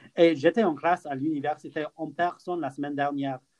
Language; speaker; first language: French; non-native, fluent; English